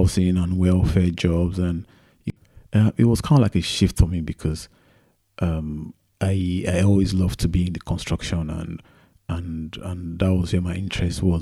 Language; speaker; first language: English; non-native, local second language; Yoruba